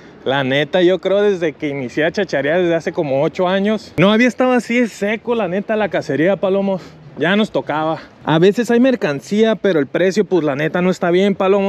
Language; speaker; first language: Spanish; native; Spanish